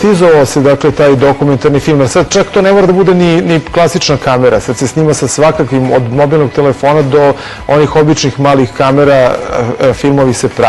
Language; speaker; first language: Serbian; native; Serbian